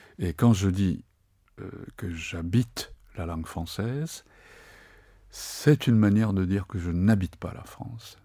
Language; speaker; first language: French; non-native, fluent; Japanese